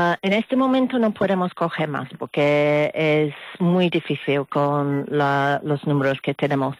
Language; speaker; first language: Spanish; non-native, learner; English